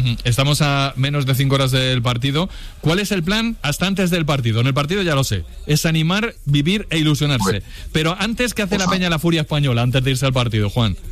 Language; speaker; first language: Spanish; native; Spanish